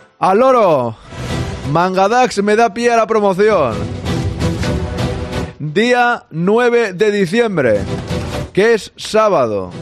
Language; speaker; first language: Spanish; native; Spanish